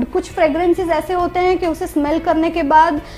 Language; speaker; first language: Hindi; native; Hindi